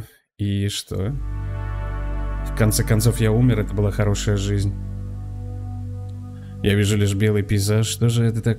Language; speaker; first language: Russian; native; Russian